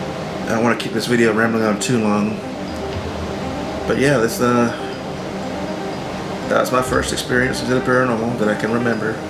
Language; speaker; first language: English; native; English